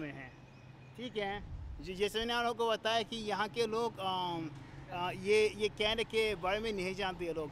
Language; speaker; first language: Hindi; non-native, learner; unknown